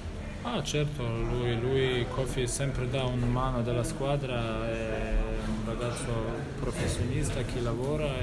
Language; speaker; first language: Italian; non-native, fluent; Bosnian